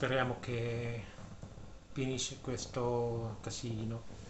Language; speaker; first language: Italian; non-native, learner; Filipino